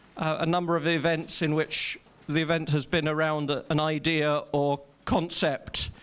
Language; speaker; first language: English; native; English